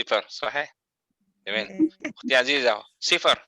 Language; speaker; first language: Arabic; non-native, fluent; Malay